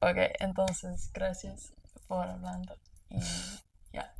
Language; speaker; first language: Spanish; non-native, learner; English